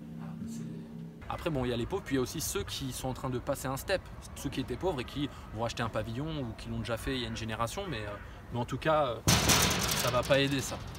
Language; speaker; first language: French; early bilingual, other home language; Arabic